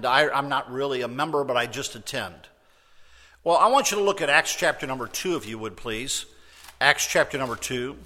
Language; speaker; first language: English; native; English